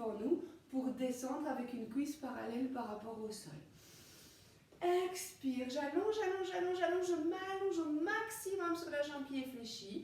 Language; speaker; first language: French; native; French